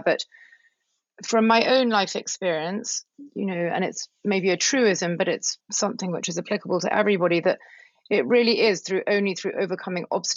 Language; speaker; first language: English; native; English